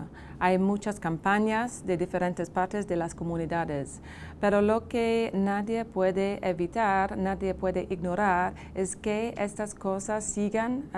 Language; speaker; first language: Spanish; non-native, fluent; English